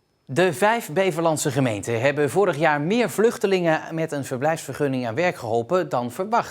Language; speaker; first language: Dutch; native; Dutch